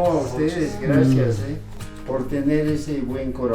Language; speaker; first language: Spanish; native; Spanish